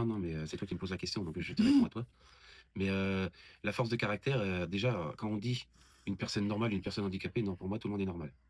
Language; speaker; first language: French; native; French